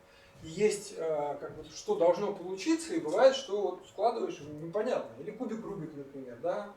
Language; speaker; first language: Russian; native; Russian